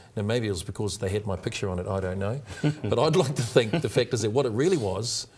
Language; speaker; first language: English; native; English